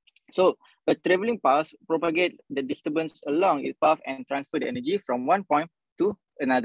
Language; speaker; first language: English; non-native, local second language; Malay